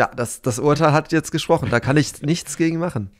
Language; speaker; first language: German; native; German